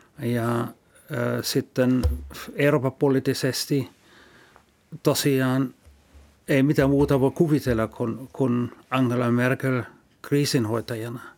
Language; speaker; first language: Finnish; non-native, fluent; German